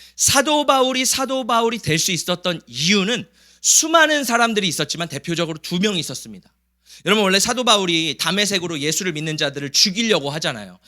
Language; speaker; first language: Korean; early bilingual, heritage; Korean